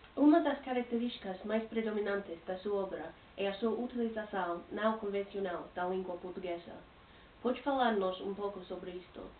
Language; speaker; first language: Portuguese; non-native, learner; English